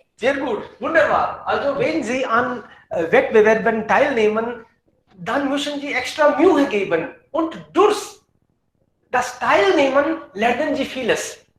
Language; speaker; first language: German; non-native, fluent; Hindi